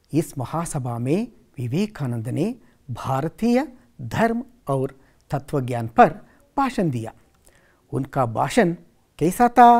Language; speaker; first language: Hindi; non-native, local second language; Kannada